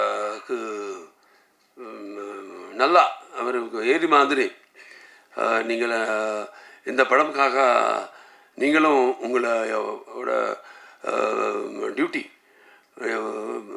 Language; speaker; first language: Tamil; non-native, local second language; Telugu